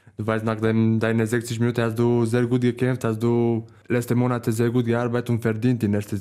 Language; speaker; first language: German; non-native, learner; Romanian